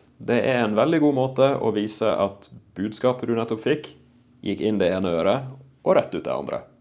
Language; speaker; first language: Norwegian; native; Norwegian